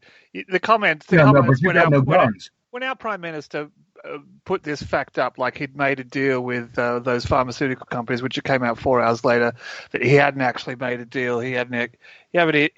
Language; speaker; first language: English; native; English